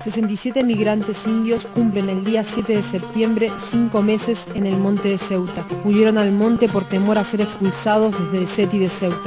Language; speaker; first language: Spanish; native; Spanish